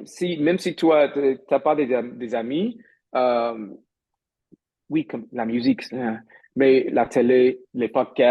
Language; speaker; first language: French; non-native, fluent; English